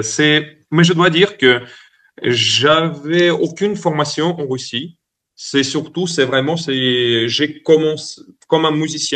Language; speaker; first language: French; non-native, fluent; Russian